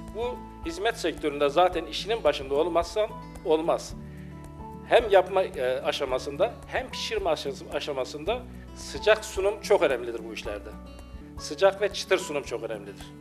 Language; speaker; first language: Turkish; native; Turkish